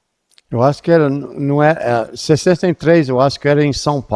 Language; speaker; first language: Portuguese; non-native, fluent; English